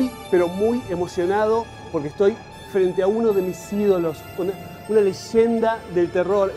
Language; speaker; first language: Spanish; native; Spanish